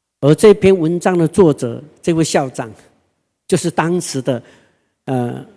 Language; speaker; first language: Chinese; non-native, local second language; Hakka Chinese